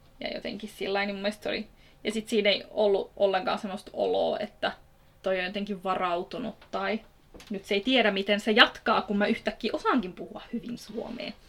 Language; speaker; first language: Finnish; early bilingual, other home language; Kurdish